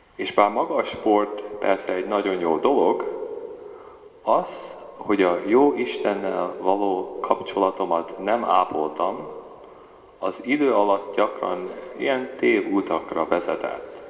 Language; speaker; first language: Hungarian; early bilingual, heritage; Hungarian